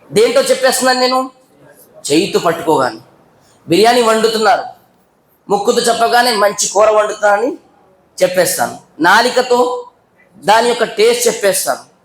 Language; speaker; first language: Telugu; non-native, local second language; Urdu